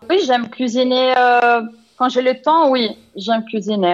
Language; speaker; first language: French; non-native, fluent; Italian